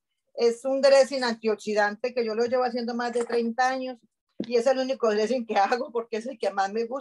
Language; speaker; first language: Spanish; native; Spanish